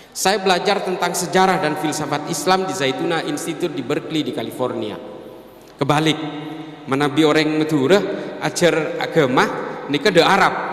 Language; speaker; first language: Indonesian; non-native, local second language; Madurese